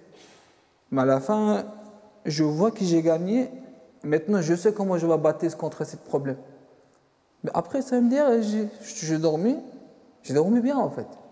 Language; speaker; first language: French; non-native, fluent; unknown